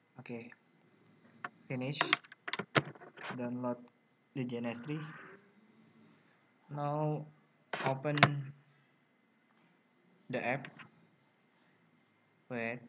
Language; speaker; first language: English; non-native, learner; Indonesian